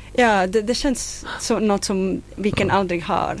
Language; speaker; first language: Swedish; non-native, fluent; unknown